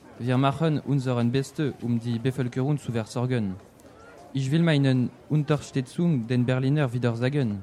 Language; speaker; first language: German; non-native, learner; French